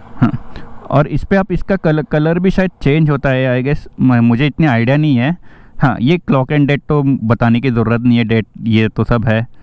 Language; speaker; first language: Hindi; non-native, local second language; Marathi